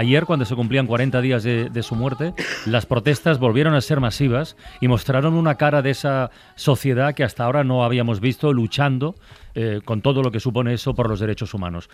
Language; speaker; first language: Spanish; native; Spanish